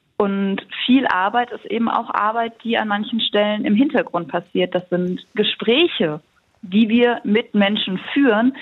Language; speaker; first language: German; native; German